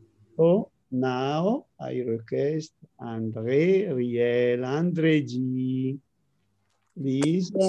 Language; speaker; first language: English; non-native, learner; Italian